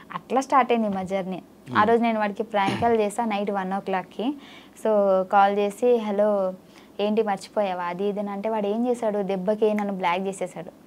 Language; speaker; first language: Telugu; native; Telugu